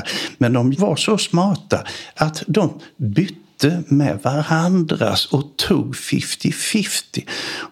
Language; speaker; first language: Swedish; native; Swedish